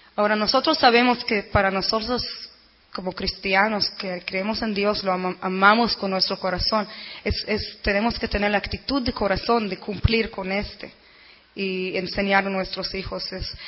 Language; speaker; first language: Spanish; non-native, fluent; Hebrew